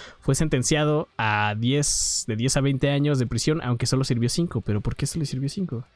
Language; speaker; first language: Spanish; native; Spanish